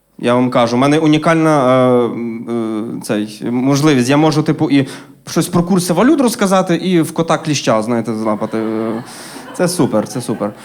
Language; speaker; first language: Ukrainian; native; Ukrainian